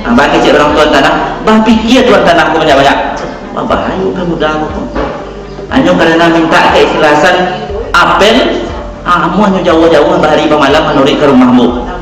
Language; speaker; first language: Malay; non-native, local second language; Minangkabau